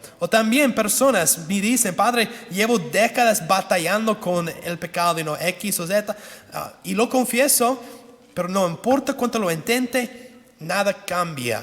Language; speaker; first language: Spanish; non-native, fluent; English